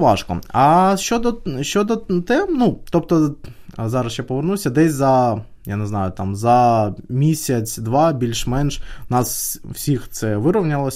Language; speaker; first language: Ukrainian; native; Ukrainian